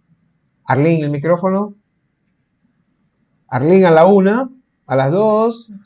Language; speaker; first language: Spanish; native; Spanish